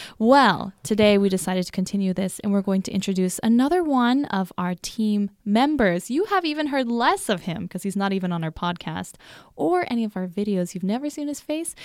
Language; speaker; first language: English; native; English